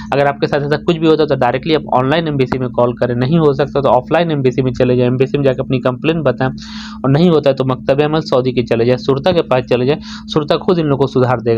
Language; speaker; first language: Hindi; native; Hindi